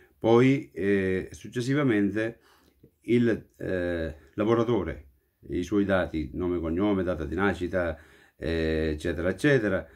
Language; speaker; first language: Italian; non-native, fluent; Urdu